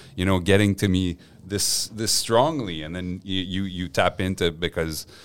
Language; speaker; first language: English; non-native, fluent; French